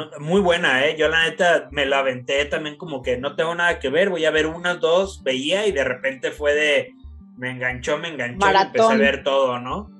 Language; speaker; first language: Spanish; native; Spanish